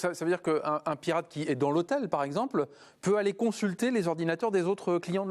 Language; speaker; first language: French; native; French